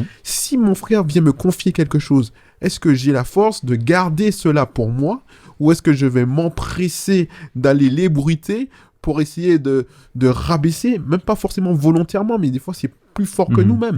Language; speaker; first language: French; native; French